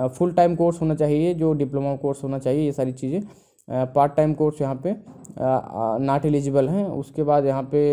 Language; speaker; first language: Hindi; native; Hindi